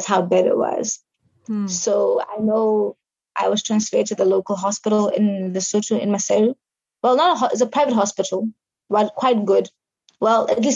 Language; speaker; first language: English; non-native, local second language; Southern Sotho